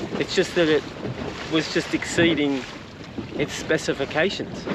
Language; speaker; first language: English; native; English